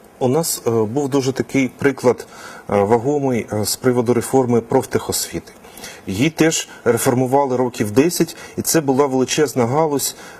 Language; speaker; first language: Ukrainian; native; Ukrainian